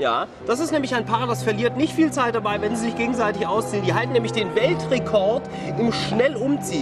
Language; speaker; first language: German; native; German